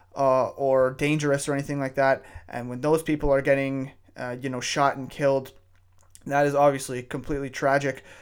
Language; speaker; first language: English; native; English